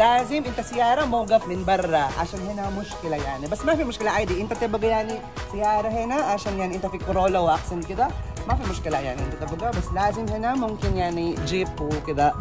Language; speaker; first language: Arabic; non-native, learner; Filipino